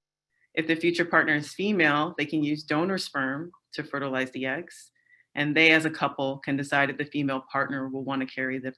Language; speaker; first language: English; native; English